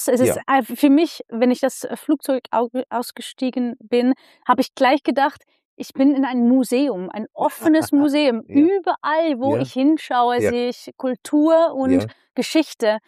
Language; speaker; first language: German; non-native, fluent; Dutch